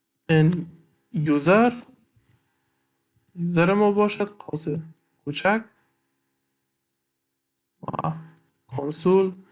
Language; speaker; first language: Persian; native; Persian